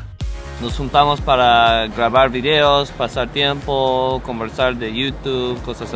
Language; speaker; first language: Spanish; non-native, learner; English